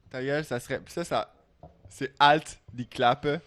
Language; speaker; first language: French; native; French